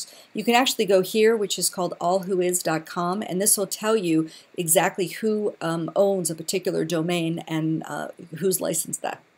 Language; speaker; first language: English; native; English